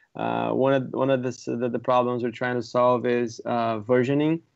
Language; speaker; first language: English; non-native, fluent; Portuguese